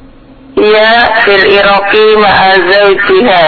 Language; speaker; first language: Arabic; non-native, learner; Indonesian